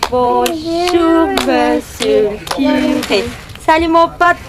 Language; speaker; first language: French; non-native, local second language; Dutch